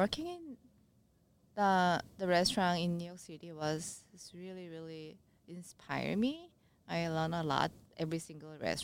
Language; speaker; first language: English; non-native, learner; Korean